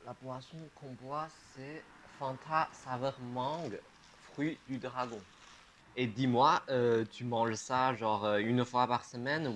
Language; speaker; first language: French; non-native, fluent; Chinese